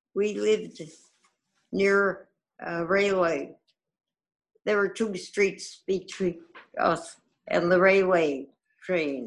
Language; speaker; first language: English; native; English